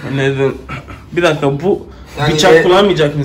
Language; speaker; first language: Turkish; non-native, fluent; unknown